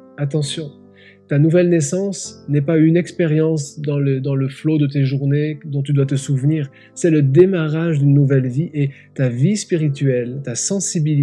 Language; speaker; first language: French; native; French